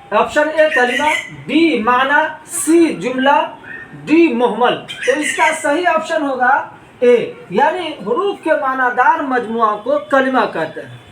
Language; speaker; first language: Urdu; native; Urdu